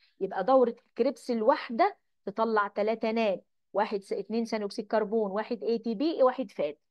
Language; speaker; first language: Arabic; native; Arabic